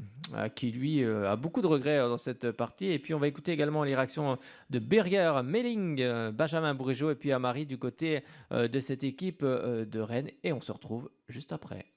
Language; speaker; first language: French; native; French